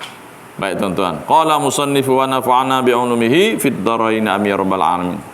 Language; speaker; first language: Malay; native; Malay